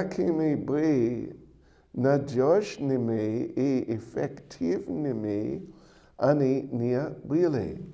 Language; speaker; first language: Russian; non-native, learner; English